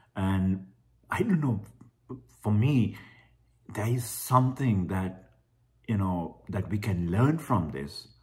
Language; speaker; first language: English; non-native, local second language; Sinhala